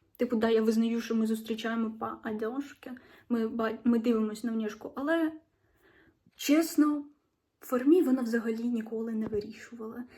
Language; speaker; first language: Ukrainian; non-native, local second language; Russian